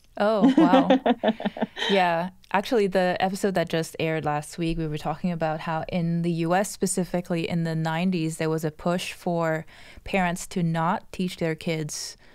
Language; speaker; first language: English; non-native, local second language; Morisyen